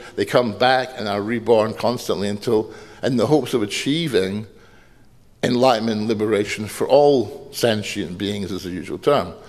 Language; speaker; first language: English; native; English